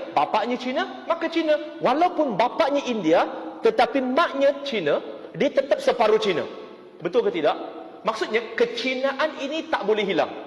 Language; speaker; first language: Malay; non-native, local second language; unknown